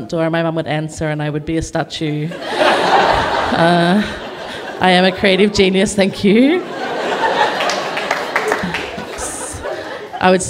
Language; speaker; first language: English; native; English